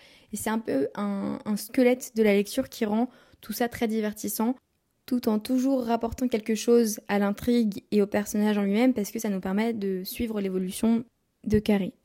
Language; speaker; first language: French; native; French